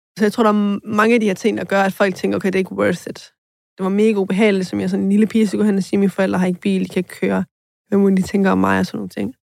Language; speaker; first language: Danish; early bilingual, other home language; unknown